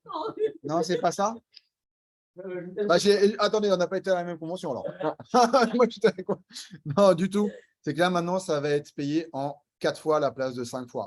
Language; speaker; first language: French; native; French